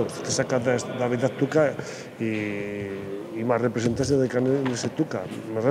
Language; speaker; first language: Macedonian; non-native, learner; Spanish